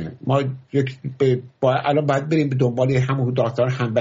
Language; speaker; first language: Persian; native; Persian